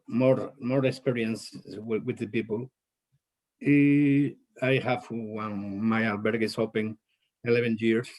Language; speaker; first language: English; non-native, learner; Spanish